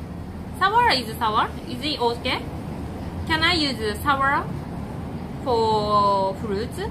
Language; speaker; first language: English; non-native, learner; Japanese